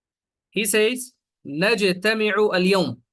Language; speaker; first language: Arabic; non-native, fluent; Urdu